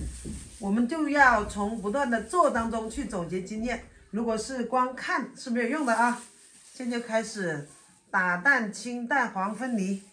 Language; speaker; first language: Chinese; native; Chinese